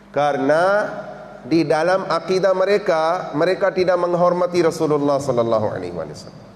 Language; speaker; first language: Indonesian; non-native, learner; Urdu